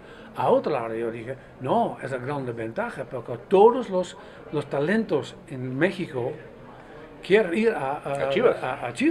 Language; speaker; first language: Spanish; non-native, fluent; Dutch